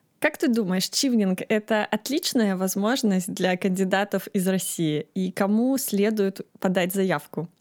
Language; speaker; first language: Russian; native; Russian